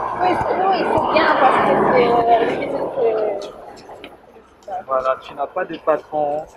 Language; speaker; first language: French; non-native, learner; Russian